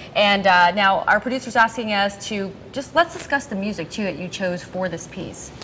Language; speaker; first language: English; native; English